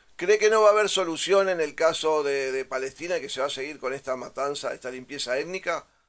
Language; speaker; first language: Spanish; native; Spanish